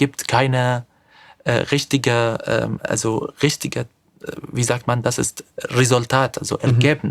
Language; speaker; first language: German; non-native, fluent; Arabic